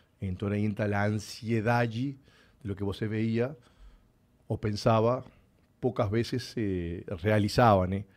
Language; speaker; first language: Spanish; native; Spanish